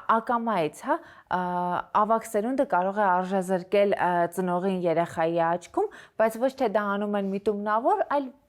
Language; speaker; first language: Armenian; native; Armenian